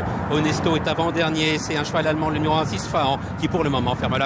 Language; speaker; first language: French; native; French